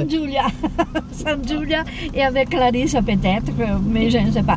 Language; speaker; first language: French; non-native, learner; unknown